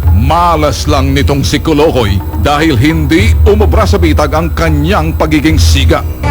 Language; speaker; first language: Filipino; native; Filipino